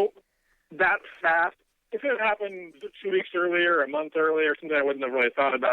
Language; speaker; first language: English; native; English